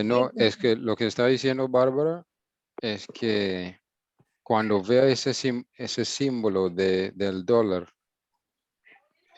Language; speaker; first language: Spanish; non-native, fluent; English